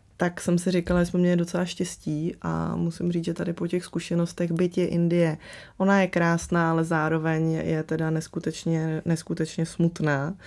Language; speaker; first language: Czech; early bilingual, other home language; Slovak